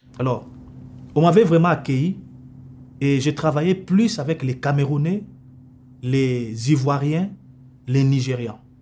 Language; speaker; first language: French; non-native, local second language; Lingala